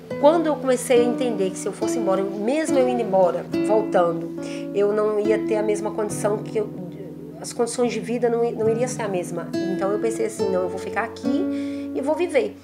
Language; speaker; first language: Portuguese; native; Portuguese